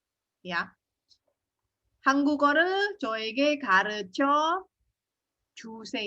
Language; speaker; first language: Korean; non-native, fluent; Indonesian